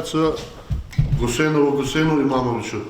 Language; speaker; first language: Russian; non-native, local second language; Lezghian